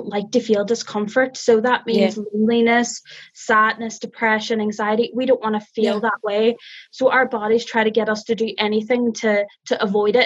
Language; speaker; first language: English; native; English